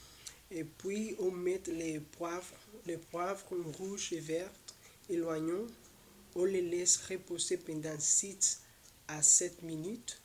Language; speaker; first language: French; non-native, learner; Spanish